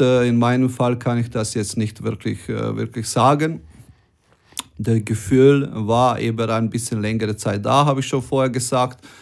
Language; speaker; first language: German; non-native, fluent; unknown